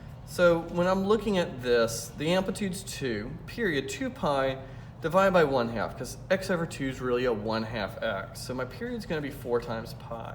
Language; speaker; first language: English; native; English